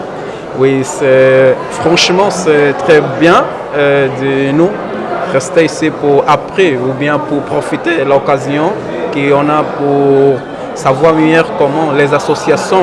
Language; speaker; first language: French; non-native, fluent; Portuguese